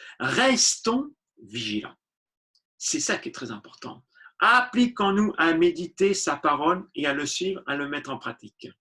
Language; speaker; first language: French; native; French